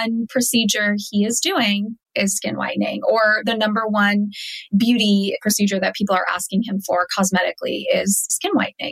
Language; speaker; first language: English; early bilingual, other home language; Telugu